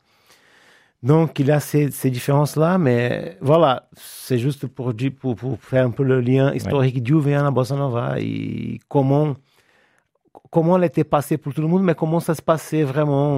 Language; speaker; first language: French; non-native, fluent; Portuguese